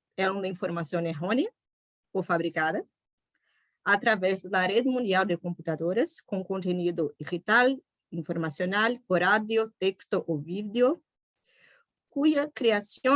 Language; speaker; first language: Spanish; non-native, fluent; Portuguese